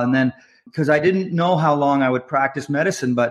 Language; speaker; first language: English; native; English